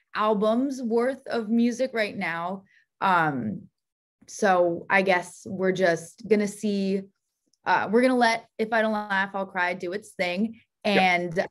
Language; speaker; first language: English; native; English